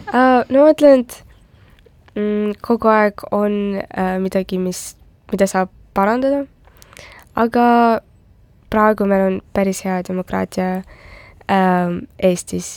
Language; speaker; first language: Estonian; non-native, local second language; Russian